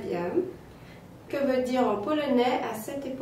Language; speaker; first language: French; non-native, fluent; Polish